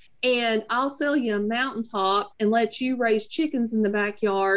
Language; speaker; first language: English; native; English